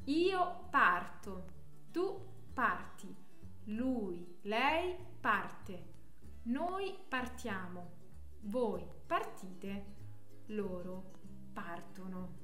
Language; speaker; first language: Italian; non-native, fluent; French